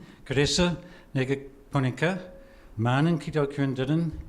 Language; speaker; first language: Korean; non-native, fluent; English